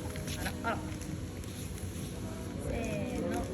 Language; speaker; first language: Japanese; non-native, fluent; Korean